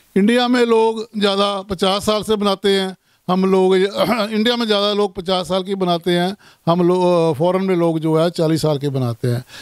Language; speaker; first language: Hindi; non-native, local second language; Punjabi